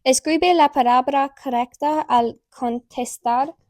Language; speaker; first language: Spanish; non-native, learner; English